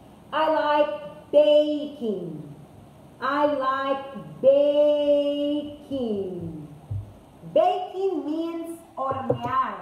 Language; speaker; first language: English; non-native, fluent; Spanish